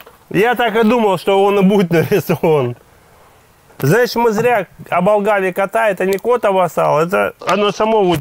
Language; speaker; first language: Russian; native; Russian